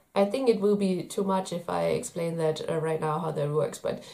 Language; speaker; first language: English; non-native, fluent; German